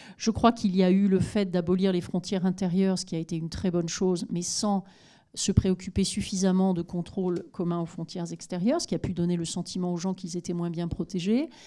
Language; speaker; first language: French; native; French